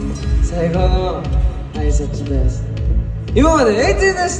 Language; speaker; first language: Japanese; non-native, learner; Korean